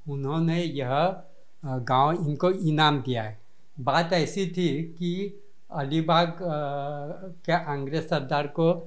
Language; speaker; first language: Hindi; non-native, local second language; Marathi